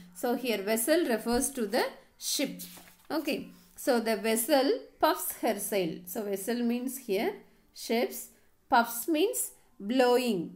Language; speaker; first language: English; non-native, local second language; Tamil